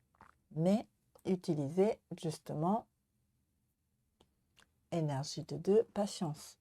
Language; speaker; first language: French; non-native, learner; Japanese